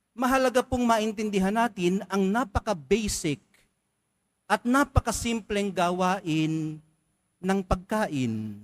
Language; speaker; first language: Filipino; native; Filipino